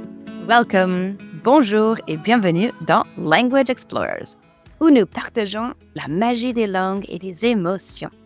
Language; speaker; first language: French; non-native, fluent; English